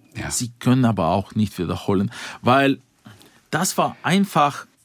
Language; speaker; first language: German; non-native, fluent; Russian